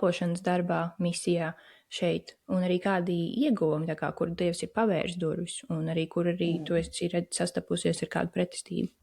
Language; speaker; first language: Latvian; native; Latvian